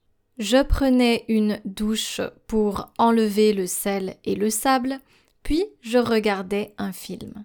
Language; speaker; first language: French; non-native, fluent; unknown